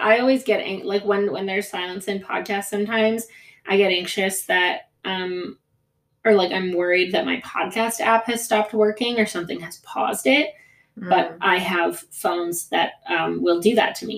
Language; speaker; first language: English; early bilingual, other home language; Greek